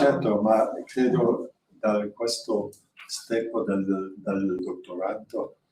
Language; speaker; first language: Italian; non-native, learner; French